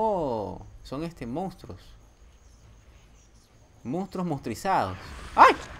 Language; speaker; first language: Spanish; native; Spanish